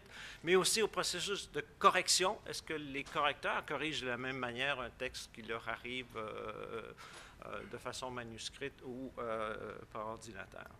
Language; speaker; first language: French; native; French